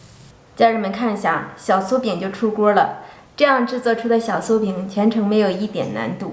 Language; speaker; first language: Chinese; native; Chinese